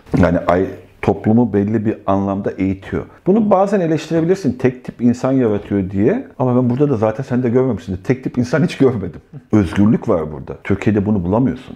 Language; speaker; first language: Turkish; native; Turkish